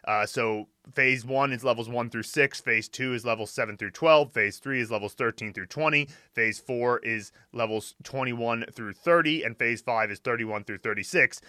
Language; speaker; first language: English; native; English